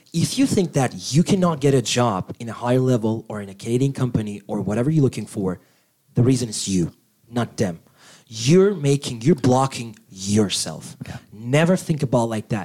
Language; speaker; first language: English; non-native, fluent; Turkish